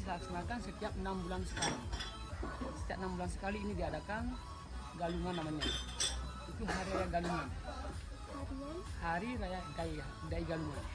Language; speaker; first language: Indonesian; non-native, local second language; Balinese